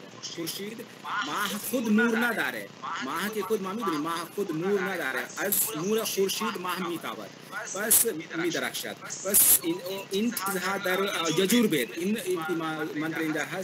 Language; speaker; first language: Persian; non-native, learner; Hindi